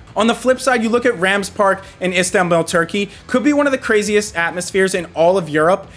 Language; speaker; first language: English; native; English